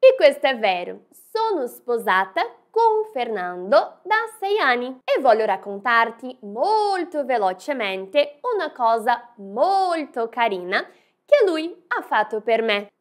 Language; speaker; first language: Italian; non-native, fluent; Portuguese